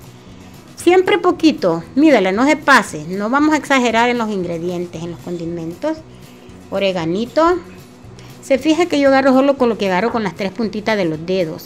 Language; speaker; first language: Spanish; native; Spanish